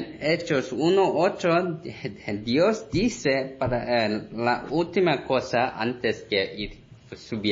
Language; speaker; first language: Spanish; non-native, learner; Korean